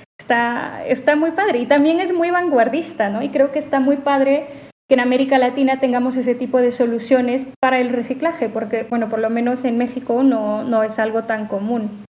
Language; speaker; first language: Spanish; non-native, fluent; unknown